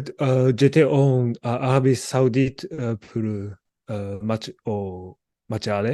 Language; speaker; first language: French; non-native, learner; Japanese